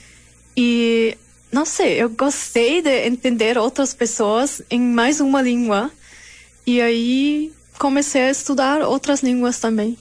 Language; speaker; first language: Portuguese; non-native, learner; German